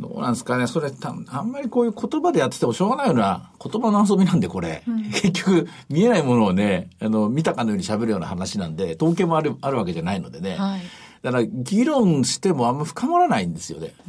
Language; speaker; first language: Japanese; native; Japanese